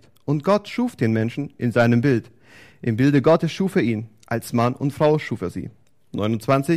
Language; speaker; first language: German; native; German